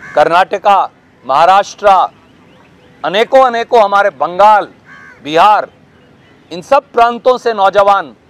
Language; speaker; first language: Hindi; native; Hindi